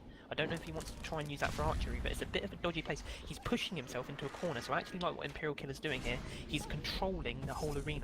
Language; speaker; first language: English; native; English